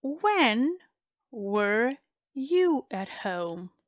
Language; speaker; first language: English; non-native, fluent; Macedonian